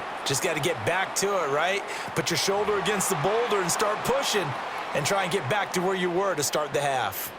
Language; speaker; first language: English; native; English